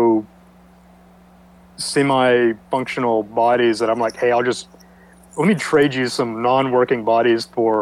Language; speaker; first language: English; native; English